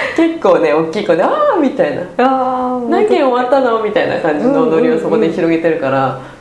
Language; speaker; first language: Japanese; native; Japanese